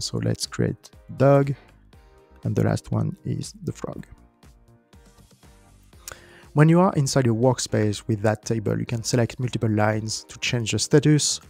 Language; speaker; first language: English; non-native, fluent; French